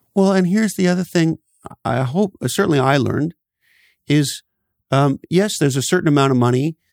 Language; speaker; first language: English; native; English